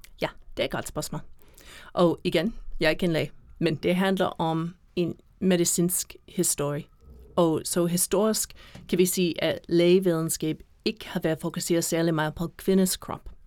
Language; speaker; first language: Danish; non-native, fluent; English